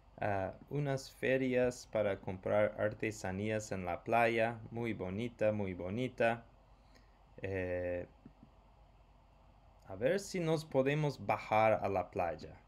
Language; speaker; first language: Spanish; non-native, fluent; English